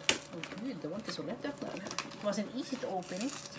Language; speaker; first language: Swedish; non-native, fluent; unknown